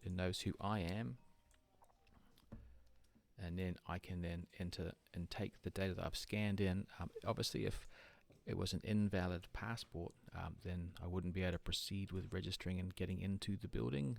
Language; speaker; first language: English; native; English